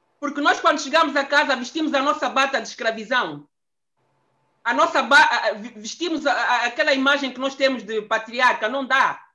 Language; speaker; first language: Portuguese; native; Portuguese